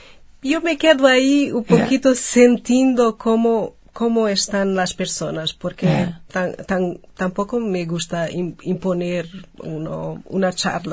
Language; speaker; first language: Spanish; non-native, fluent; Portuguese